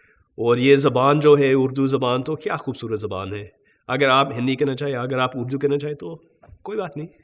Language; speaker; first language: Hindi; non-native, fluent; English